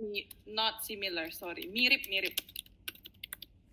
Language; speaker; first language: English; non-native, fluent; Indonesian